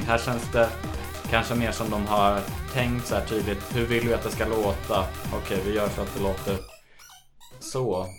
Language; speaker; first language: Swedish; native; Swedish